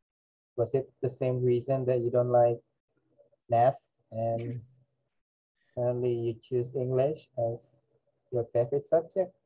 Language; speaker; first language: English; non-native, fluent; Indonesian